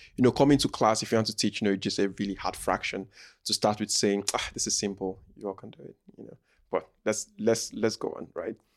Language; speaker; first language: English; non-native, local second language; Igbo